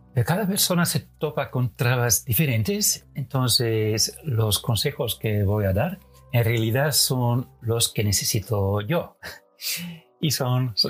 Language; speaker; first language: Spanish; non-native, fluent; Dutch